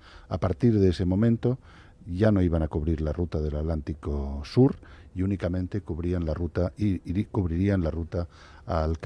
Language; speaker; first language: Spanish; native; Spanish